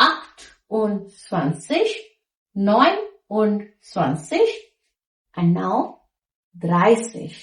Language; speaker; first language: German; non-native, fluent; Hindi